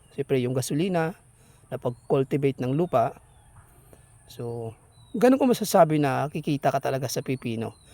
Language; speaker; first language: Filipino; native; Filipino